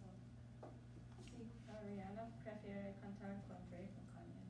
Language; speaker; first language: Spanish; non-native, learner; English